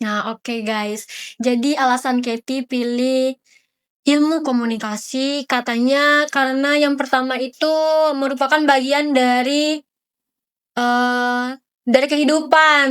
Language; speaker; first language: Indonesian; native; Indonesian